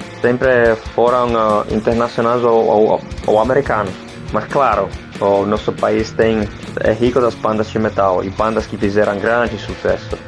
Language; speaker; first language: Portuguese; non-native, learner; Finnish